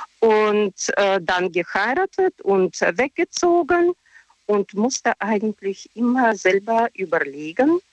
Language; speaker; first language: German; non-native, learner; Russian